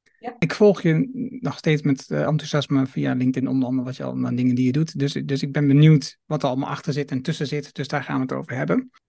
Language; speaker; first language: Dutch; native; Dutch